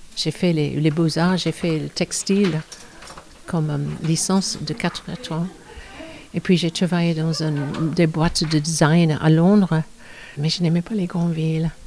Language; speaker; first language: French; non-native, fluent; English